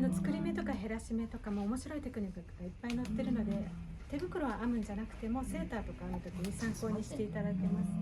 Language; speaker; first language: Japanese; native; Japanese